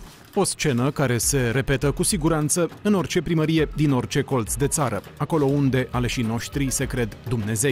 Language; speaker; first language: Romanian; native; Romanian